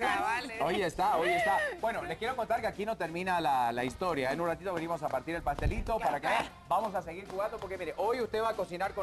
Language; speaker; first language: Spanish; native; Spanish